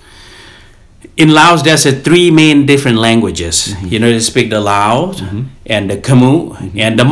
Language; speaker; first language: English; non-native, fluent; Lao